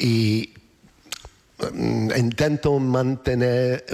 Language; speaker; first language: Spanish; non-native, learner; English